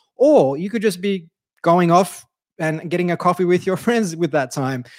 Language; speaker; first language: English; native; English